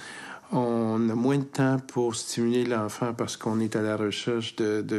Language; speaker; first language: French; native; French